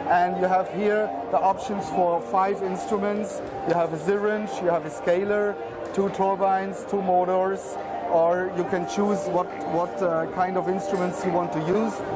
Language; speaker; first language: English; non-native, fluent; German